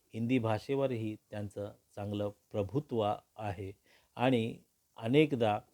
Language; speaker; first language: Marathi; non-native, local second language; Hindi